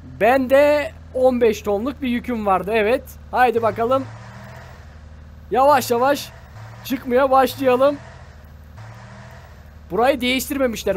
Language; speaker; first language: Turkish; native; Turkish